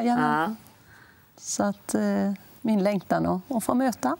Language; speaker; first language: Swedish; native; Swedish